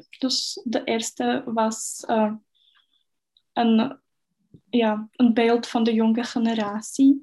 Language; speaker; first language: Dutch; non-native, fluent; Czech